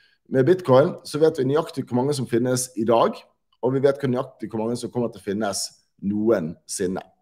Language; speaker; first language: Norwegian; native; Norwegian